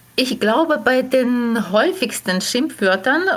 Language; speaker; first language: German; non-native, fluent; Ukrainian